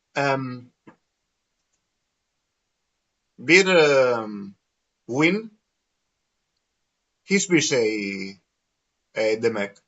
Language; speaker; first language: Turkish; non-native, learner; Greek